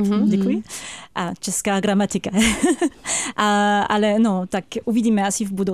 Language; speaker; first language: Czech; non-native, fluent; French